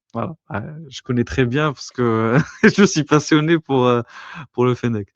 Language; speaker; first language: French; native; French